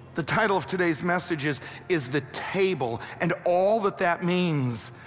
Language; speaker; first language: English; native; English